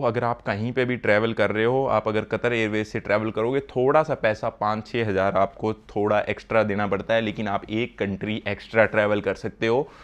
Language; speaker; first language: Hindi; native; Hindi